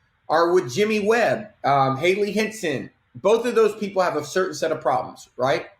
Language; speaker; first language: English; native; English